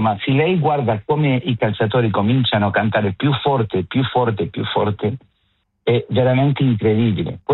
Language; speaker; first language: Italian; non-native, fluent; Spanish